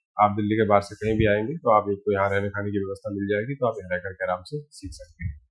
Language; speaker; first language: Hindi; native; Hindi